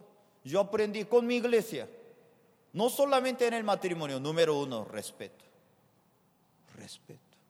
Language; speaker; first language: Spanish; non-native, fluent; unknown